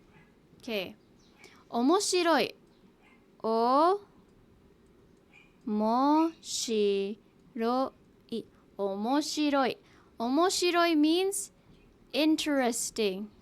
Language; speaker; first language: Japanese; non-native, fluent; Hiligaynon